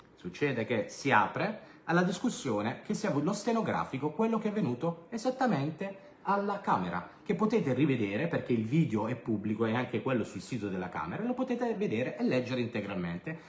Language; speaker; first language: Italian; native; Italian